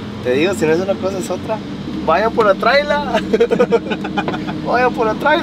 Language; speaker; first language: Spanish; early bilingual, heritage; Spanish